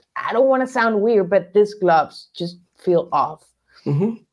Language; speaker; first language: English; non-native, fluent; Spanish